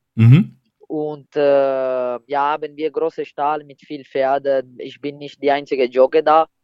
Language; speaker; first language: German; non-native, fluent; Italian